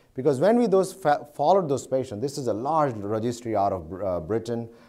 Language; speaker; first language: English; non-native, local second language; Gujarati